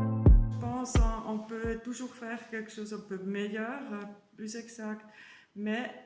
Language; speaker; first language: French; non-native, learner; German